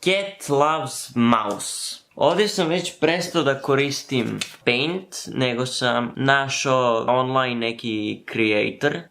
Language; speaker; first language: Bosnian; native; Bosnian